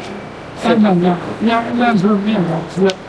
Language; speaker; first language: Chinese; non-native, local second language; Min Nan Chinese